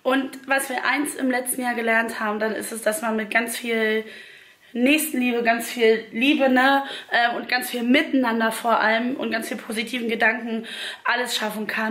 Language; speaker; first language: German; native; German